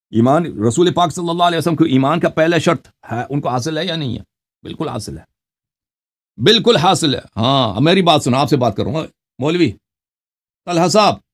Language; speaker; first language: Urdu; non-native, local second language; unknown